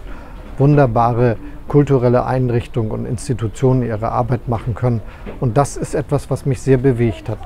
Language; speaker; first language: German; native; German